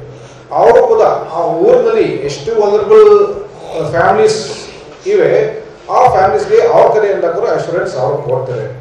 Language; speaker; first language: Kannada; non-native, fluent; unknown